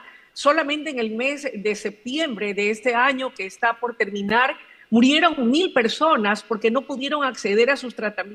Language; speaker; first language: Spanish; native; Spanish